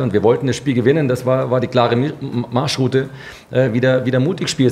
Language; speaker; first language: German; native; German